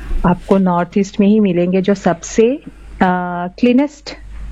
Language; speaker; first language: Hindi; non-native, local second language; Assamese